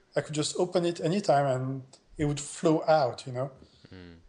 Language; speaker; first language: English; non-native, fluent; French